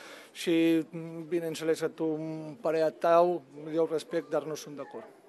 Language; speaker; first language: Romanian; non-native, learner; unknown